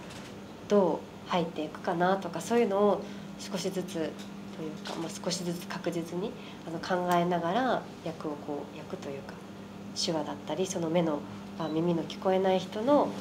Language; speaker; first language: Japanese; native; Japanese